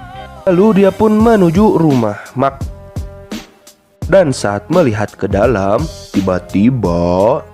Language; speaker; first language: Indonesian; native; Indonesian